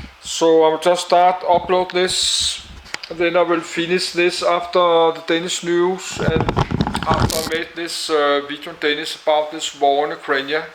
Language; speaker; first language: English; non-native, learner; Danish